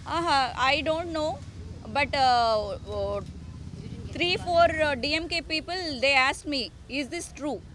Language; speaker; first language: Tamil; non-native, learner; Telugu